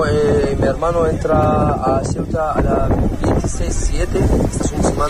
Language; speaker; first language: Spanish; non-native, learner; Arabic